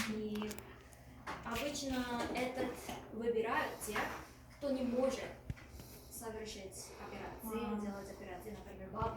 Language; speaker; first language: Russian; non-native, fluent; Korean